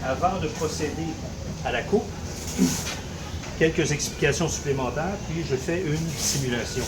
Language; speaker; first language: French; native; French